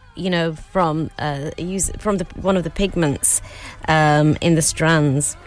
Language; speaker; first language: English; early bilingual, other home language; Urdu